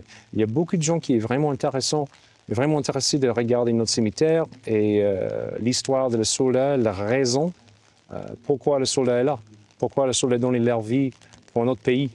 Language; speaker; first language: French; non-native, fluent; English